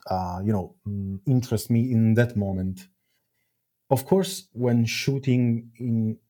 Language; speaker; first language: English; non-native, fluent; Italian